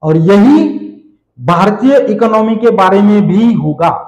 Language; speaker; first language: Hindi; non-native, local second language; Marathi